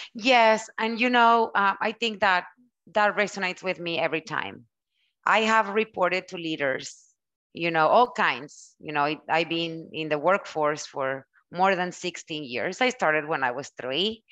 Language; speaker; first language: English; non-native, fluent; Spanish